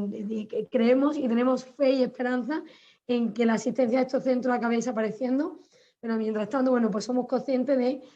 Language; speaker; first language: Spanish; native; Spanish